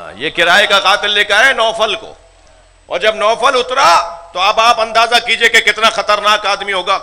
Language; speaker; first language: Urdu; non-native, local second language; Sindhi